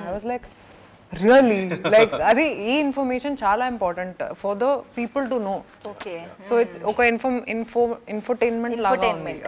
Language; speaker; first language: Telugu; non-native, local second language; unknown